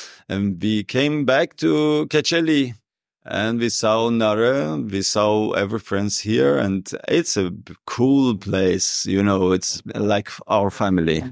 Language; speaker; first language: English; non-native, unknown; Persian